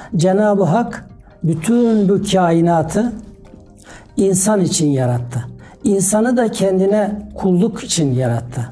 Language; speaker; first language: Turkish; native; Turkish